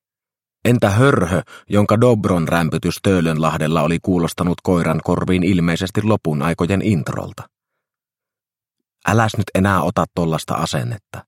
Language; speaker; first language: Finnish; native; Finnish